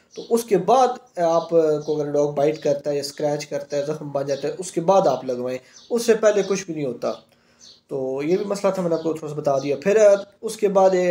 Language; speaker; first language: Urdu; non-native, local second language; Punjabi